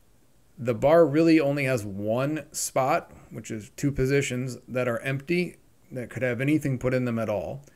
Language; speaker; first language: English; native; English